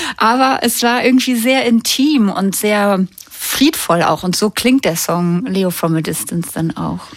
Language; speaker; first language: German; native; German